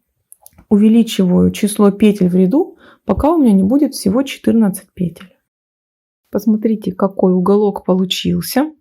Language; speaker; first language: Russian; native; Russian